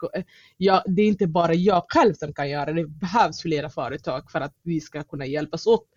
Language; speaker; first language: Swedish; non-native, fluent; Somali